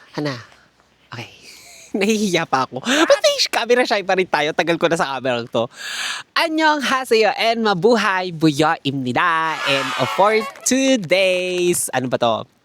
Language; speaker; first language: Filipino; native; Filipino